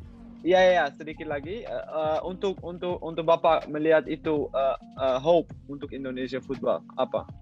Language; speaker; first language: Indonesian; non-native, learner; Dutch